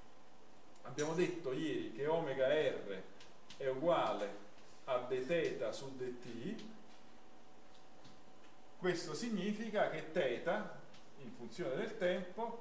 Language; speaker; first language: Italian; native; Italian